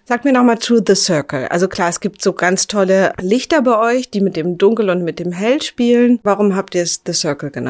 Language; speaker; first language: German; native; German